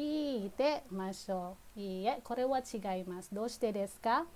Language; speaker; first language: Japanese; non-native, fluent; Filipino